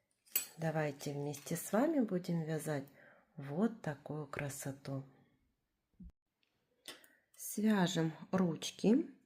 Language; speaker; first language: Russian; native; Russian